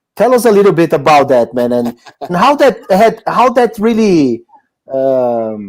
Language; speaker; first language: English; non-native, fluent; Portuguese